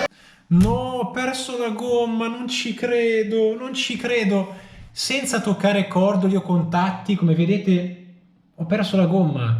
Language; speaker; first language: Italian; native; Italian